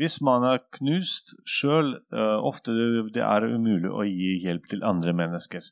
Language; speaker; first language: Norwegian; non-native, fluent; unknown